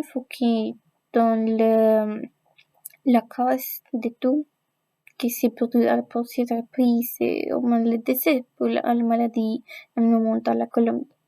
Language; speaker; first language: French; non-native, learner; Spanish